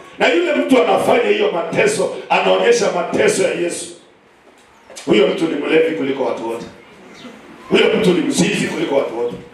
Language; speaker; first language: Swahili; non-native, local second language; Kamba